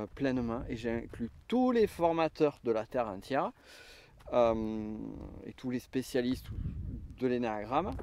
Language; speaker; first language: French; native; French